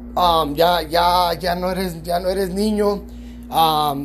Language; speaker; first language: Spanish; early bilingual, heritage; Spanish